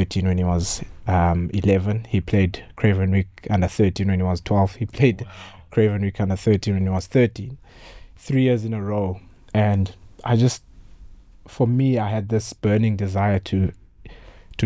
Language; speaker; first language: English; non-native, local second language; Xhosa